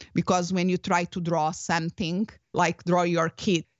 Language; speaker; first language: English; non-native, fluent; Portuguese